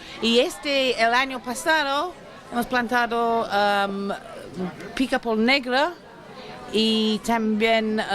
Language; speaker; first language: Spanish; non-native, learner; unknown